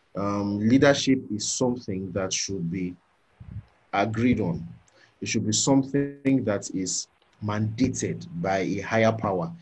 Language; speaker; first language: English; non-native, local second language; Yoruba